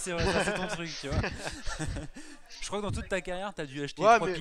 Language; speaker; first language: French; native; French